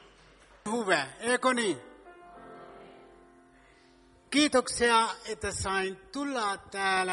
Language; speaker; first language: Finnish; non-native, fluent; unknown